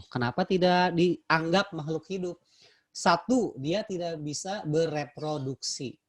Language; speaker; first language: Indonesian; native; Indonesian